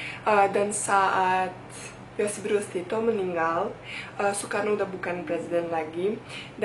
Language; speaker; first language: Indonesian; non-native, fluent; Bosnian